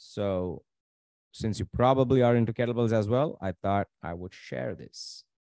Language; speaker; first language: English; non-native, local second language; Tamil